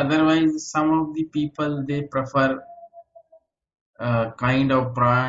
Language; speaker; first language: English; native; English